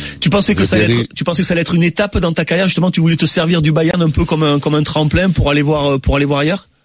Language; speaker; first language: French; native; French